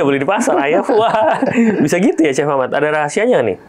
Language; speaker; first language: Indonesian; native; Indonesian